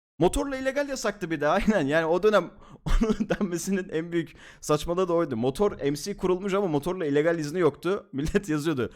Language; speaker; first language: Turkish; native; Turkish